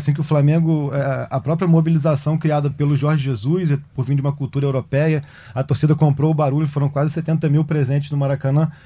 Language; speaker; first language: Portuguese; native; Portuguese